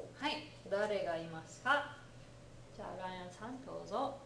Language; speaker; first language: Japanese; non-native, fluent; English